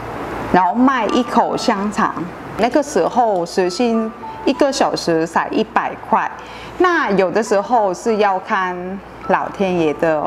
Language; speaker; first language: Chinese; non-native, fluent; Vietnamese